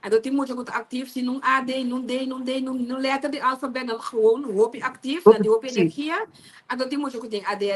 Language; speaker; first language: Dutch; non-native, local second language; Papiamento